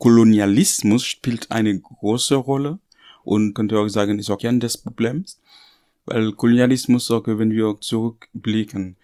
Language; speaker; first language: German; non-native, learner; Haitian Creole